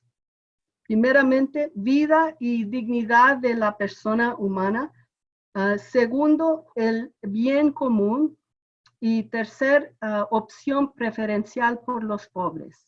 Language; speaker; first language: Spanish; non-native, fluent; English